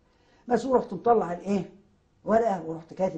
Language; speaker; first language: Arabic; native; Arabic